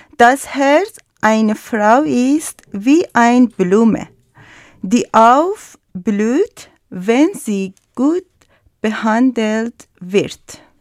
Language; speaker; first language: German; non-native, learner; Persian